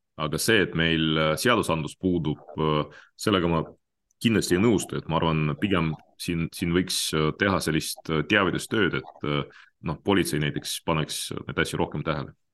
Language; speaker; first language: Estonian; non-native, local second language; Russian